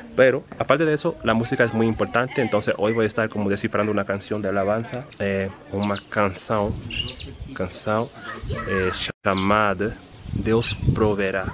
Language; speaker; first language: Spanish; early bilingual, heritage; Spanish